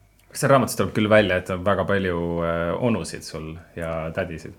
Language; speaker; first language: Estonian; native; Estonian